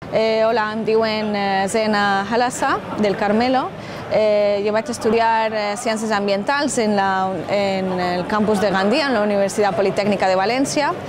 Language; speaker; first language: Catalan; non-native, fluent; Arabic